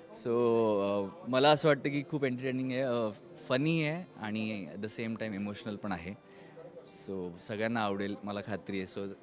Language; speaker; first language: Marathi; native; Marathi